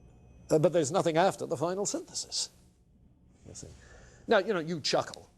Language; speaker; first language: English; native; English